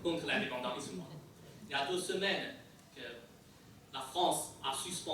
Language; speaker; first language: French; non-native, fluent; Chinese